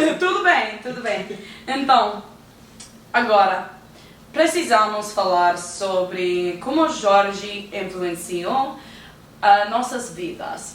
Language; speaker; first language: Portuguese; non-native, learner; English